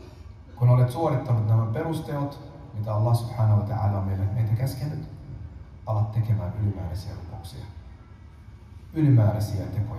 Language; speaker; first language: Finnish; early bilingual, other home language; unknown